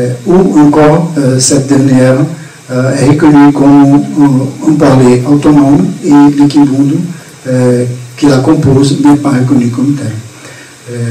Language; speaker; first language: French; non-native, fluent; Portuguese